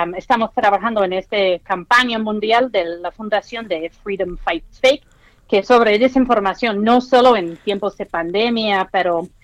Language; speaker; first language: Spanish; non-native, fluent; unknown